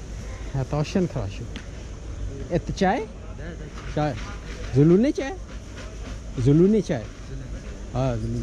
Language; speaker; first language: Russian; non-native, learner; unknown